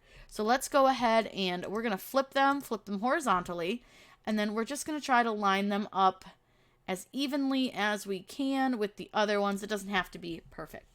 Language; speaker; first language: English; native; English